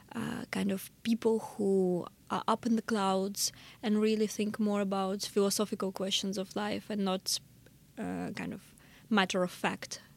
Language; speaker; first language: English; non-native, fluent; Russian